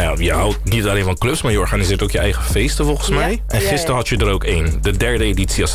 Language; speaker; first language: Dutch; native; Dutch